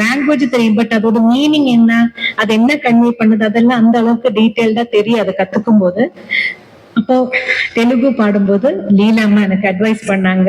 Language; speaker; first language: Tamil; non-native, local second language; Malayalam